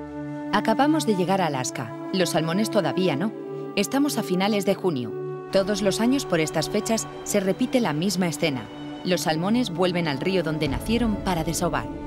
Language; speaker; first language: Spanish; native; Spanish